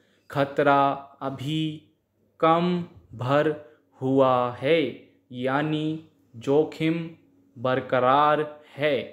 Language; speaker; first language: Hindi; native; Hindi